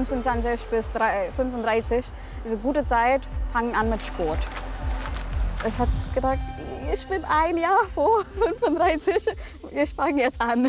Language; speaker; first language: German; non-native, learner; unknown